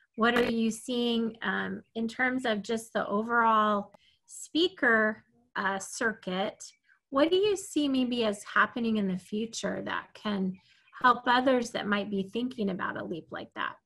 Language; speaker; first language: English; native; English